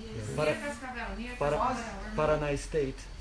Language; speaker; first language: English; non-native, learner; Portuguese